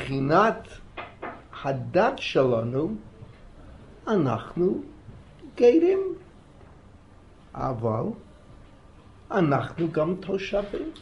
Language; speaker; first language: Hebrew; non-native, fluent; English